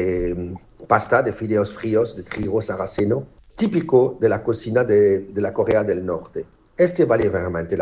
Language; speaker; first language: Spanish; non-native, fluent; French